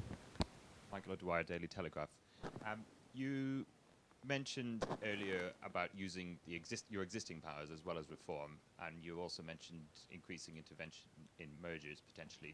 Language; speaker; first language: English; native; English